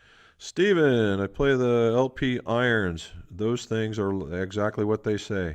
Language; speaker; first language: English; native; English